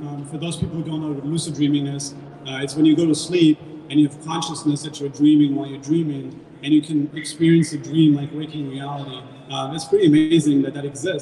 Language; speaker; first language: English; non-native, fluent; German